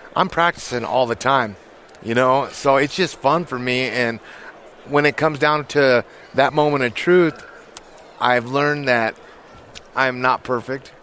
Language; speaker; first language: English; native; English